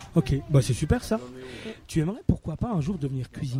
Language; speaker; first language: French; native; French